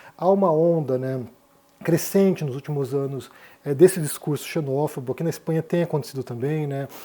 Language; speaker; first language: Portuguese; native; Portuguese